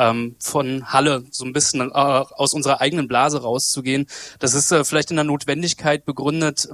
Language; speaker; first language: German; native; German